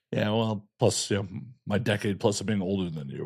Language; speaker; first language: English; native; English